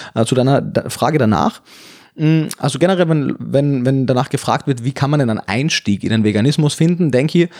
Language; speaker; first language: German; native; German